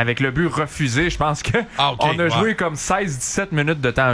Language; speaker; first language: French; native; French